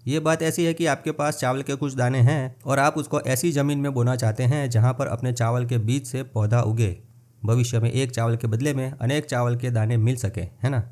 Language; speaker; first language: Hindi; non-native, local second language; Gujarati